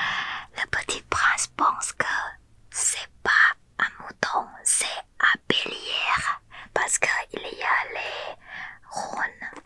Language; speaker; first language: French; non-native, learner; Thai